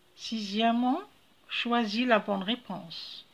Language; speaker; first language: French; non-native, local second language; Arabic